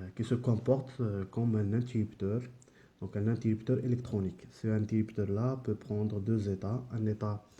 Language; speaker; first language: French; non-native, local second language; Arabic